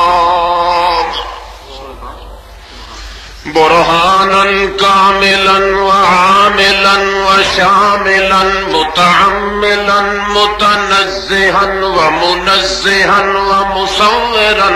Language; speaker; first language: Arabic; non-native, fluent; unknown